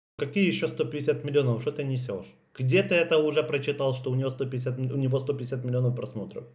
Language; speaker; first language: Russian; native; Russian